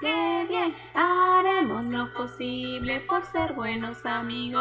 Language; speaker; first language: Spanish; native; Spanish